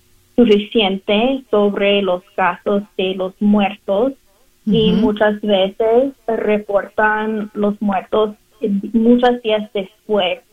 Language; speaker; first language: Spanish; non-native, learner; English